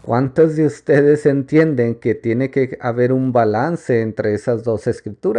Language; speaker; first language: Spanish; native; Spanish